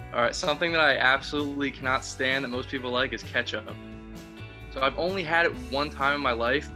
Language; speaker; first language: English; native; English